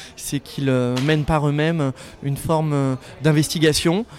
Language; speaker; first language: French; native; French